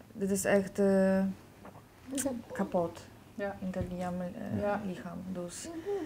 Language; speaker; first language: Dutch; non-native, learner; Polish